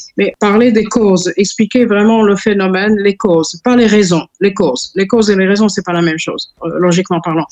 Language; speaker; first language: French; non-native, fluent; Serbian